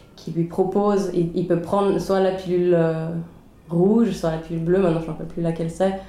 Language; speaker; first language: French; early bilingual, other home language; Swedish